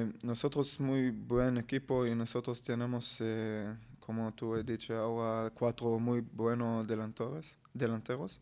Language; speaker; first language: Spanish; non-native, learner; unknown